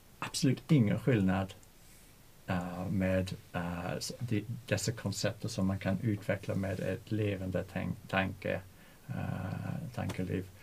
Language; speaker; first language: Swedish; non-native, fluent; English